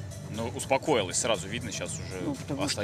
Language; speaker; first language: Russian; native; Russian